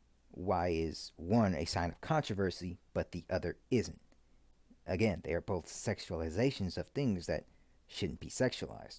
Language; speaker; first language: English; native; English